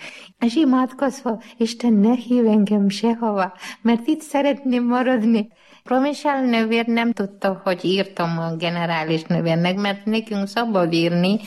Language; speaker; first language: Hungarian; non-native, learner; Malayalam